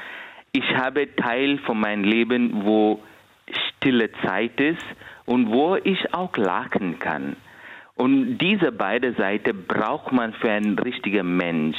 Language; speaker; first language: German; non-native, fluent; Kannada